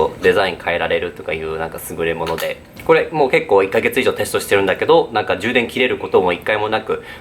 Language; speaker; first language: Japanese; early bilingual, heritage; Japanese